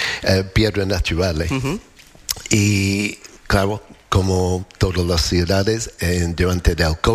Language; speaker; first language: Spanish; non-native, fluent; English